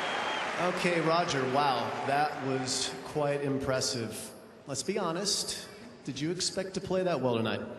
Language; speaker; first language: English; native; English